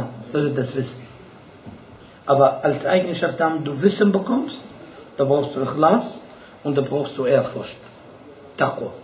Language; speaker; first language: German; non-native, fluent; Arabic